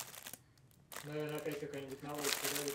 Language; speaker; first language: Russian; native; Russian